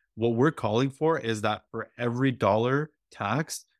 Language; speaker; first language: English; native; English